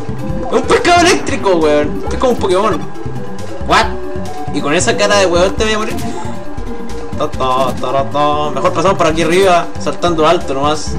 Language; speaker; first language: Spanish; native; Spanish